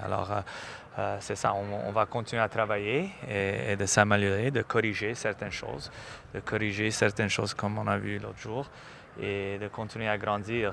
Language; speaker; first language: French; non-native, local second language; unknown